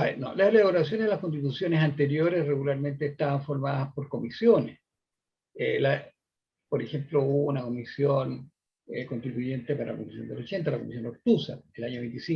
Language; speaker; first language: Spanish; native; Spanish